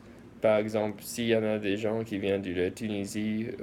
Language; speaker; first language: French; early bilingual, heritage; English